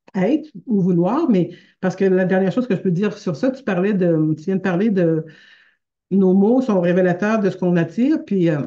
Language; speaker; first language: French; native; French